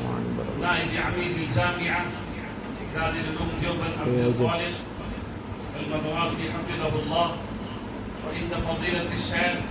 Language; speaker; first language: Arabic; non-native, fluent; Urdu